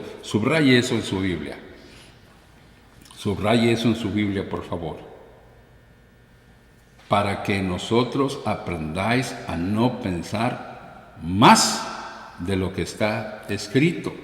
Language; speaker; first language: Spanish; native; Spanish